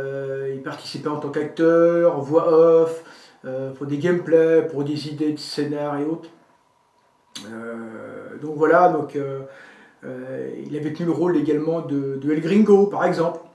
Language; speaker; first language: French; native; French